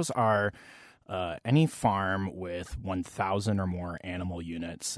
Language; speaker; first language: English; native; English